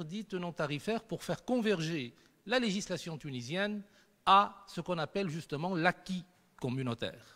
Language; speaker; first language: French; non-native, local second language; Arabic